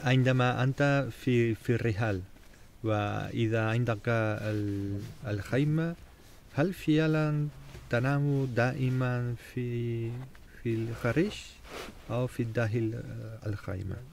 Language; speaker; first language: Arabic; non-native, learner; Spanish